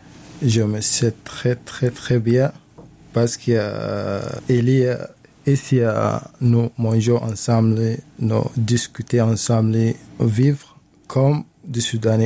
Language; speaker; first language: French; non-native, learner; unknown